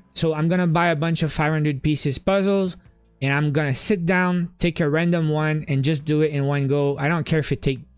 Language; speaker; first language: English; native; English